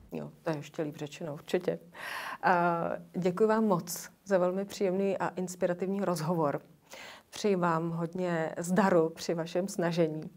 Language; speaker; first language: Czech; native; Czech